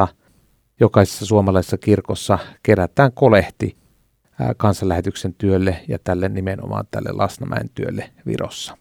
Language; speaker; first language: Finnish; native; Finnish